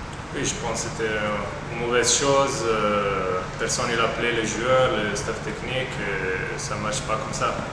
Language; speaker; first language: French; non-native, fluent; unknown